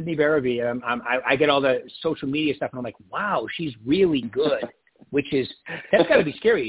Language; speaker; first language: English; native; English